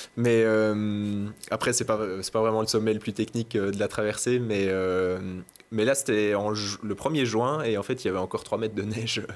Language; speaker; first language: French; native; French